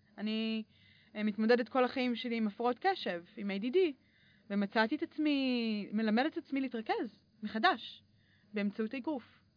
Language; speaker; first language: Hebrew; early bilingual, other home language; English